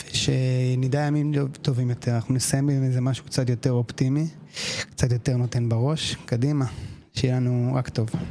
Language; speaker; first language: Hebrew; native; Hebrew